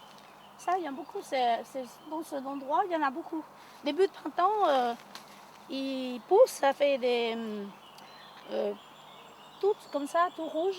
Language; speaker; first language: French; non-native, learner; Hmong